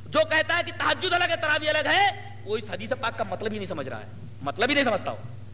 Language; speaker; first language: Urdu; native; Urdu